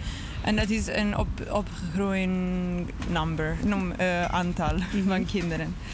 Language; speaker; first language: Dutch; non-native, learner; English